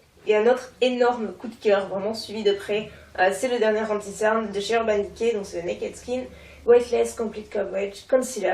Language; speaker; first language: French; native; French